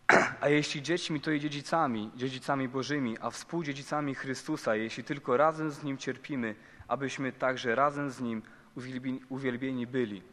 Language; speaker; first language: Polish; native; Polish